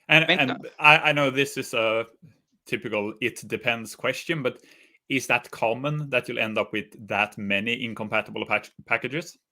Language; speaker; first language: English; non-native, fluent; Swedish